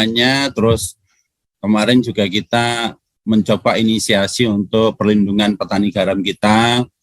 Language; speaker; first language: Indonesian; native; Indonesian